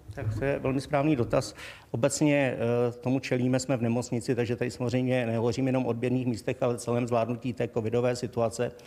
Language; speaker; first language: Czech; native; Czech